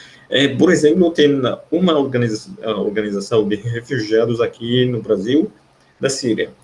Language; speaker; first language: Portuguese; non-native, fluent; Arabic